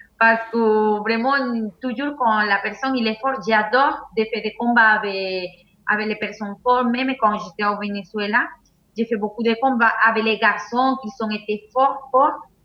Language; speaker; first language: French; non-native, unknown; Spanish